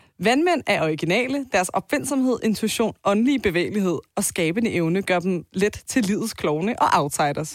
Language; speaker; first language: Danish; early bilingual, other home language; Turkish